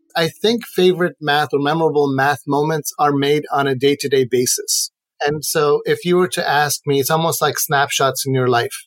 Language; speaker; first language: English; non-native, fluent; Persian